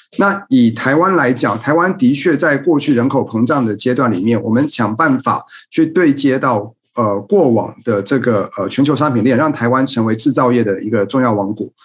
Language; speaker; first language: Chinese; native; Chinese